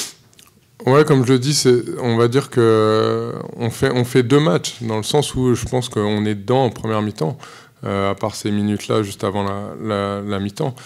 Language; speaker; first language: French; native; French